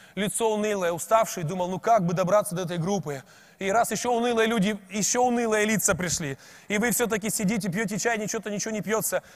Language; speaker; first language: Russian; native; Russian